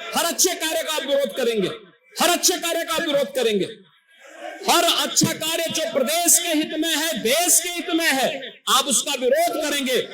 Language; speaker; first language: Hindi; native; Hindi